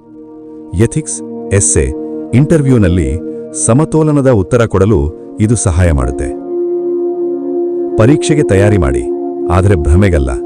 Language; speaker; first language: Kannada; native; Kannada